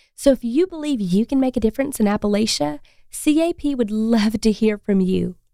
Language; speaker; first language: English; native; English